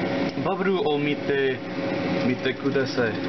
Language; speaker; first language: Japanese; non-native, learner; English